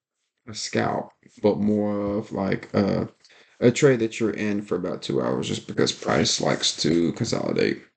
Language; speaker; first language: English; native; English